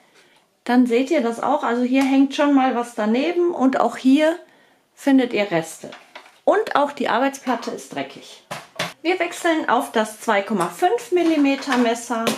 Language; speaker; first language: German; native; German